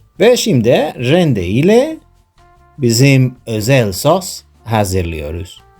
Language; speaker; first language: Turkish; non-native, learner; Spanish